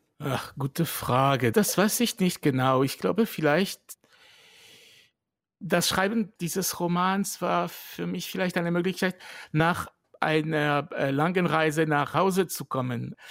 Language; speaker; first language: German; non-native, fluent; French